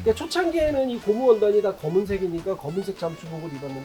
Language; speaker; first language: Korean; native; Korean